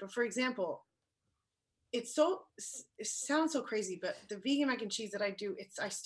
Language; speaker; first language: English; native; English